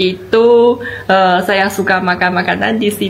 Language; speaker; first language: Indonesian; non-native, fluent; Chinese